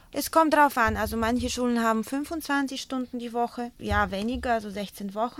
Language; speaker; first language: German; non-native, fluent; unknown